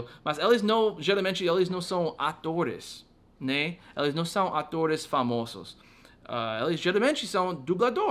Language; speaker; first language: Portuguese; non-native, fluent; English